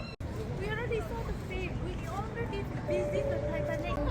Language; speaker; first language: English; non-native, fluent; Vietnamese